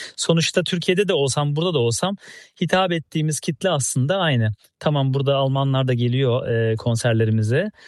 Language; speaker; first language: Turkish; native; Turkish